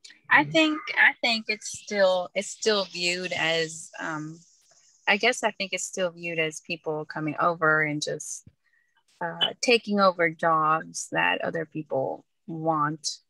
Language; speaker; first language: English; early bilingual, other home language; Spanish